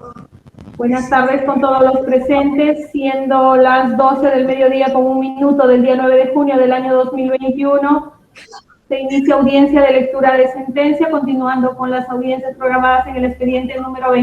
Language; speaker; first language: Spanish; native; Spanish